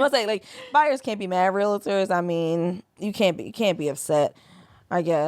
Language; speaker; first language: English; native; English